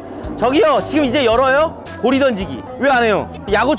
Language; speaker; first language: Korean; native; Korean